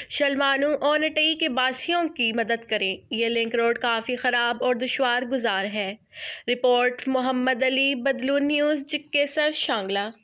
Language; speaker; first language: Urdu; non-native, local second language; Pashto